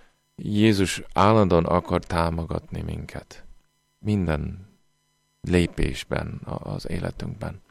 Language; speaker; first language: Hungarian; non-native, fluent; English